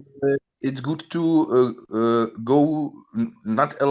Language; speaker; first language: English; non-native, learner; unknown